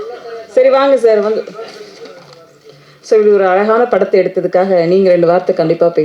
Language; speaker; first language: Tamil; native; Tamil